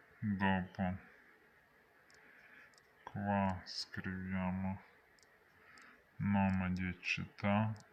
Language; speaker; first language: Italian; non-native, learner; Ukrainian